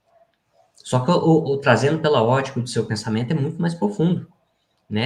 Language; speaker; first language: Portuguese; native; Portuguese